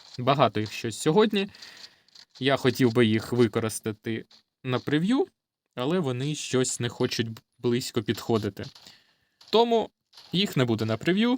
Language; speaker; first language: Ukrainian; non-native, local second language; Russian